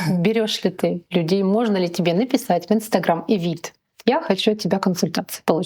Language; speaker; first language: Russian; native; Russian